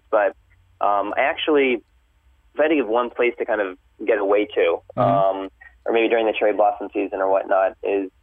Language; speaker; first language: English; native; English